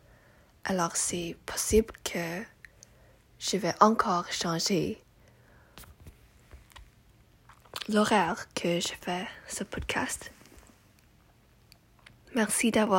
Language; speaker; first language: French; non-native, local second language; English